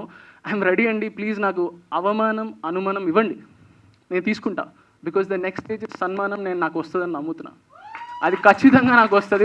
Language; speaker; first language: Telugu; native; Telugu